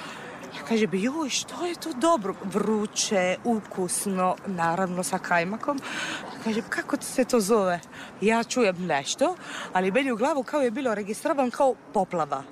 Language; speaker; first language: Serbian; non-native, fluent; Italian